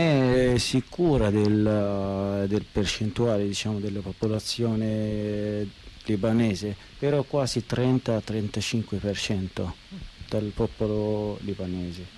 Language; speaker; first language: Italian; non-native, learner; Arabic